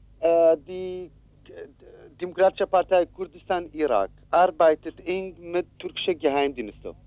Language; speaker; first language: German; non-native, learner; Kurdish